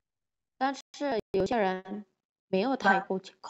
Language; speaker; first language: Chinese; non-native, learner; Indonesian